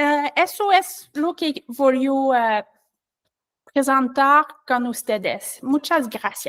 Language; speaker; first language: Spanish; non-native, learner; French